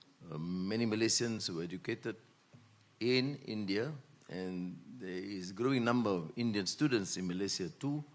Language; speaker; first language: English; non-native, local second language; Malay